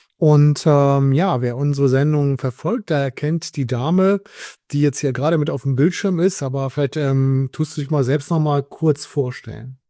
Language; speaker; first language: German; native; German